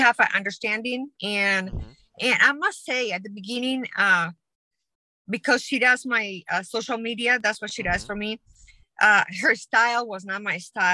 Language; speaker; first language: English; non-native, fluent; Spanish